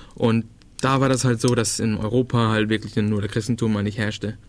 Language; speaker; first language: German; non-native, fluent; Danish